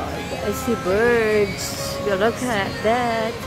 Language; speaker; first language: English; non-native, learner; Filipino